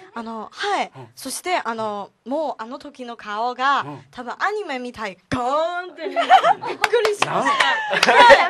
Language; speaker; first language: Japanese; non-native, learner; Chinese